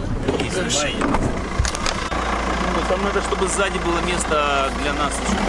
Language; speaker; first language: Russian; native; Russian